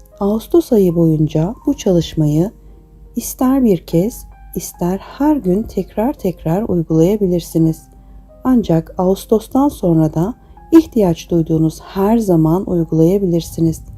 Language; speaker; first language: Turkish; native; Turkish